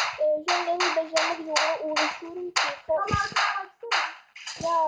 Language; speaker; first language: Turkish; early bilingual, heritage; Turkish